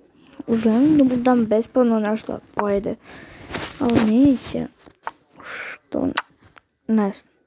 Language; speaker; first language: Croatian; early bilingual, heritage; Croatian